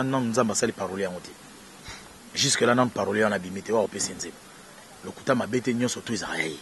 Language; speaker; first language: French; non-native, local second language; Lingala